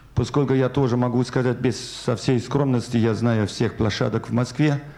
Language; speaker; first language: Russian; non-native, fluent; German